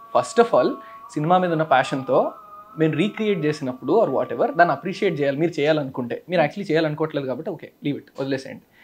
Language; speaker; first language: Telugu; native; Telugu